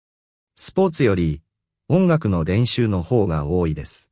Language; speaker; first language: Japanese; non-native, fluent; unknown